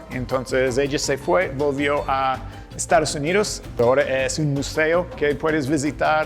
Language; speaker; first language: Spanish; non-native, fluent; English